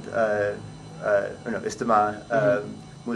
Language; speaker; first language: Arabic; non-native, learner; English